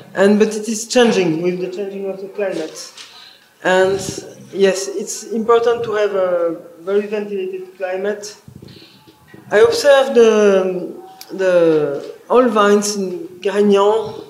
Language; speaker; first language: English; non-native, learner; French